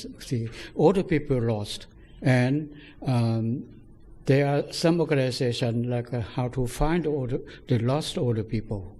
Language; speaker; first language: English; non-native, fluent; Thai